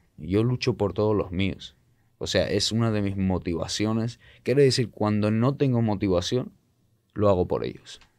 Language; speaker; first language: Spanish; non-native, fluent; Georgian